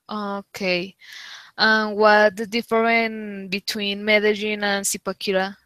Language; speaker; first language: English; non-native, learner; Spanish